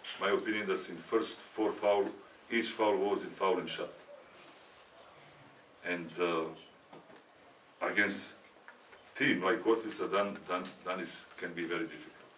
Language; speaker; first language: English; non-native, learner; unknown